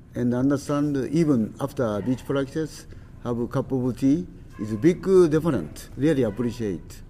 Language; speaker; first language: English; non-native, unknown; Japanese